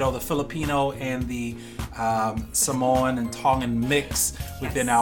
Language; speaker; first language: English; native; English